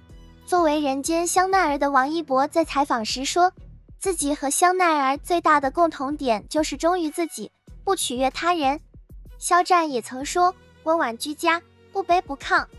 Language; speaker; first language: Chinese; native; Chinese